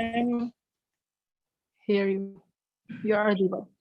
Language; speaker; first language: English; non-native, learner; Indonesian